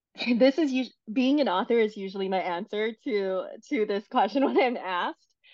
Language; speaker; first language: English; non-native, fluent; Chinese